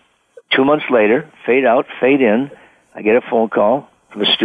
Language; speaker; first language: English; native; English